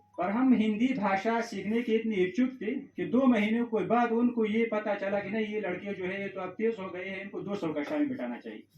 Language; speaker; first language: Hindi; non-native, fluent; Pashto